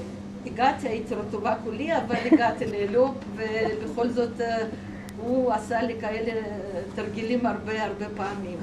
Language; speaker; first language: Hebrew; non-native, fluent; Russian